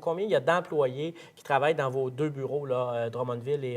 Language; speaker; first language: French; native; French